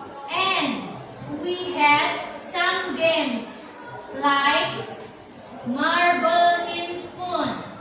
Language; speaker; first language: English; non-native, local second language; Indonesian